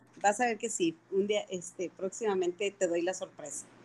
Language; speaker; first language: Spanish; native; Spanish